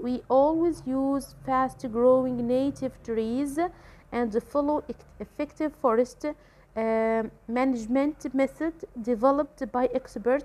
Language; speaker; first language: English; non-native, fluent; Arabic